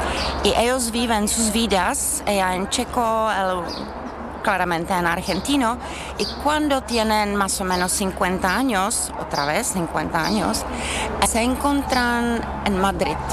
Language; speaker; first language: Spanish; non-native, fluent; Czech